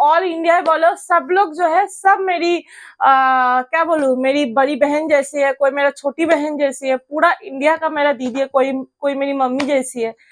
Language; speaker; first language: Hindi; non-native, local second language; Bangla